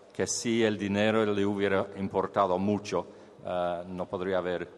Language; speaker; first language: Spanish; non-native, fluent; English